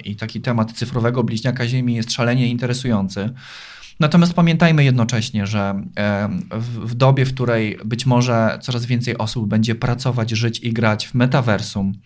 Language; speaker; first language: Polish; native; Polish